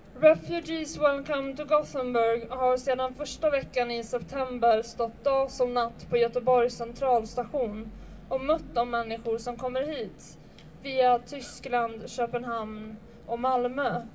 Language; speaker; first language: Swedish; early bilingual, other home language; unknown